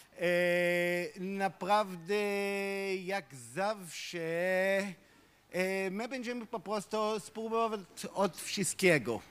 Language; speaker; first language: Polish; non-native, fluent; Hebrew